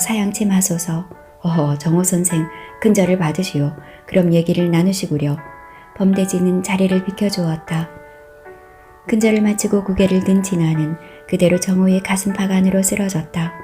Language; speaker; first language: Korean; native; Korean